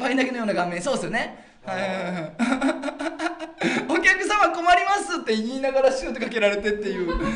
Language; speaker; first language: Japanese; native; Japanese